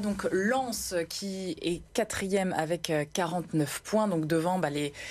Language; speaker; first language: French; native; French